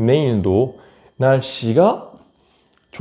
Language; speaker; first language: Korean; non-native, fluent; French